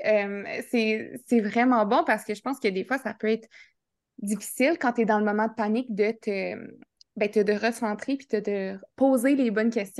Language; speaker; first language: French; native; French